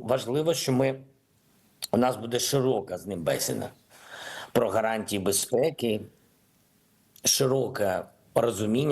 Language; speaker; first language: Ukrainian; non-native, local second language; Russian